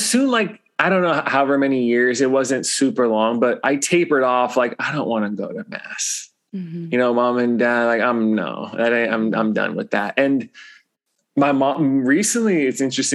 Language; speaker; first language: English; native; English